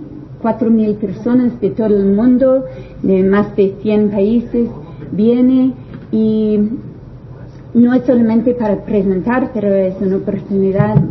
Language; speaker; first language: Spanish; non-native, learner; English